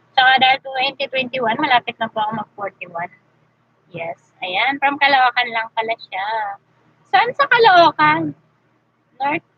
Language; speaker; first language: Filipino; non-native, local second language; Masbatenyo